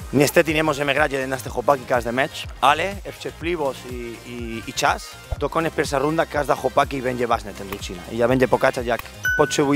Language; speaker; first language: Polish; non-native, learner; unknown